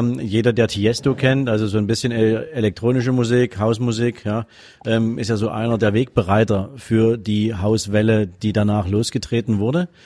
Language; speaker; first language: German; native; German